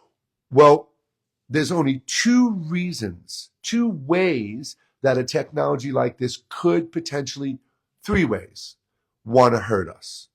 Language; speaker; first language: English; native; English